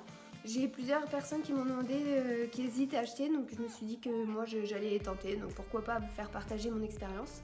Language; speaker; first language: French; native; French